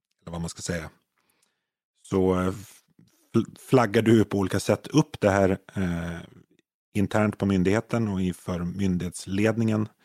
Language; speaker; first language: Swedish; native; Swedish